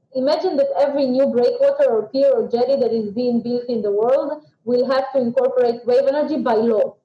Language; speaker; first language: English; non-native, fluent; Russian